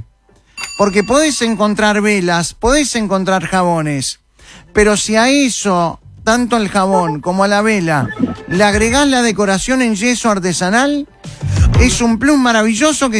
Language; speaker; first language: Spanish; native; Spanish